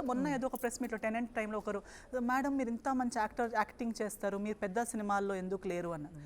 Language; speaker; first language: Telugu; non-native, fluent; Konkani